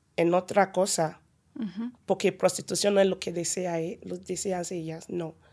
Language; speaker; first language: Spanish; non-native, learner; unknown